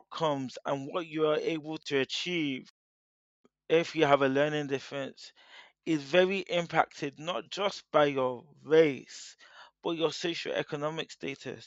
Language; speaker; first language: English; native; English